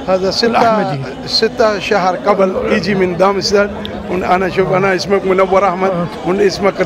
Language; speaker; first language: Arabic; non-native, learner; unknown